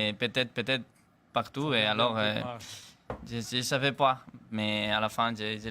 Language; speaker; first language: French; non-native, learner; Spanish